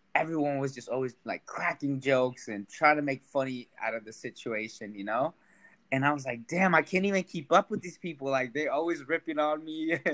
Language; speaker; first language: English; early bilingual, other home language; Spanish